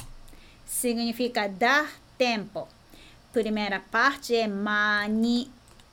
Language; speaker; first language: Portuguese; non-native, fluent; Japanese